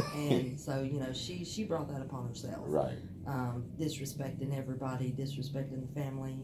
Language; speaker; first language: English; native; English